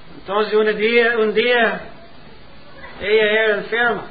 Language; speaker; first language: Spanish; non-native, learner; English